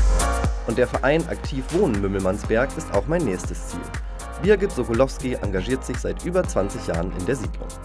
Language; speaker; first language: German; native; German